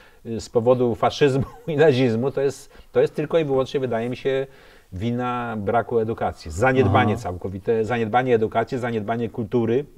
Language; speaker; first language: Polish; native; Polish